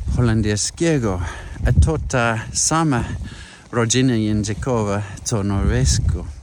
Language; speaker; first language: Polish; non-native, learner; English